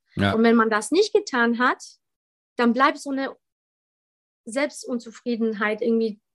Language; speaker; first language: German; early bilingual, other home language; Polish